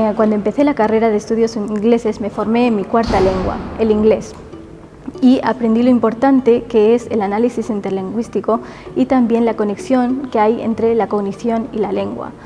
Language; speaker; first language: Spanish; early bilingual, other home language; Urdu